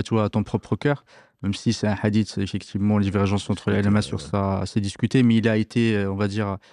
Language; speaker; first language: French; native; French